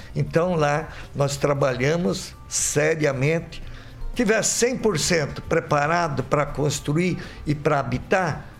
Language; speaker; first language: Portuguese; native; Portuguese